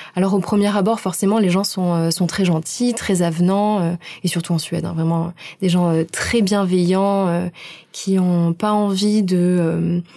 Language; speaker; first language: French; native; French